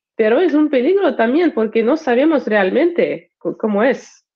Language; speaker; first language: Spanish; non-native, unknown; Russian